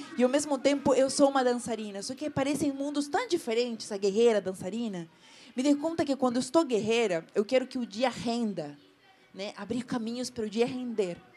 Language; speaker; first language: Portuguese; non-native, fluent; Spanish